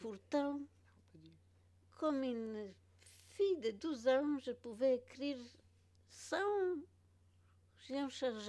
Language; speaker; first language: French; non-native, fluent; Polish